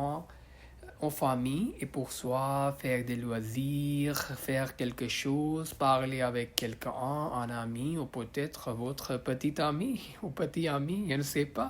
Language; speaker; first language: French; non-native, learner; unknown